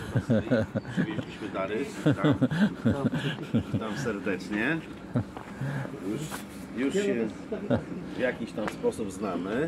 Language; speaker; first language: Polish; native; Polish